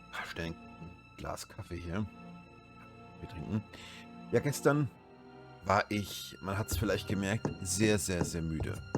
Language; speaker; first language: German; native; German